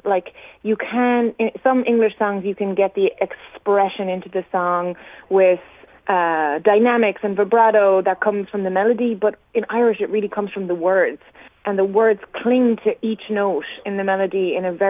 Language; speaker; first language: English; native; English